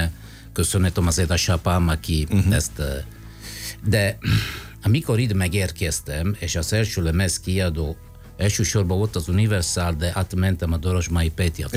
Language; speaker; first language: Hungarian; non-native, fluent; Italian